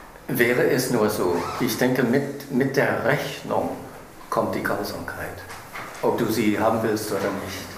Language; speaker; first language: German; non-native, fluent; English